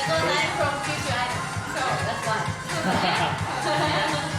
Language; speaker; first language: English; non-native, learner; Chinese